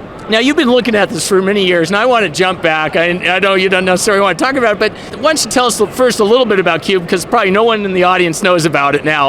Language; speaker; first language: English; native; English